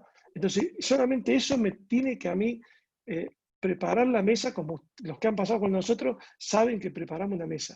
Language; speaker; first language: Spanish; native; Spanish